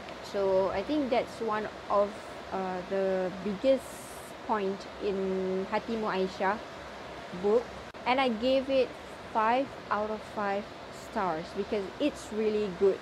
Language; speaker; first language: English; non-native, local second language; Malay